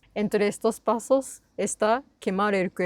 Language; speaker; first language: Spanish; non-native, learner; Japanese